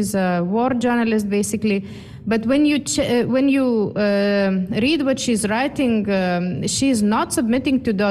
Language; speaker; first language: English; non-native, fluent; Lithuanian